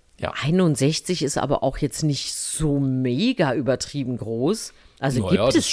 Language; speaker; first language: German; native; German